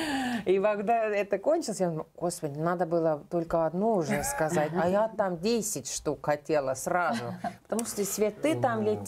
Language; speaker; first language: Russian; non-native, local second language; Estonian